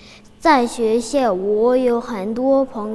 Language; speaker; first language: Chinese; non-native, learner; Mongolian